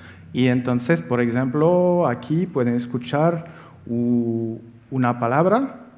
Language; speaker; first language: Spanish; non-native, fluent; French